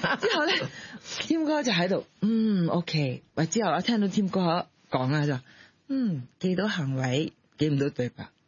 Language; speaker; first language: Cantonese; non-native, fluent; Chinese